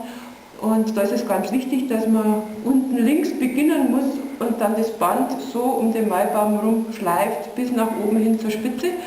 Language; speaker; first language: German; native; German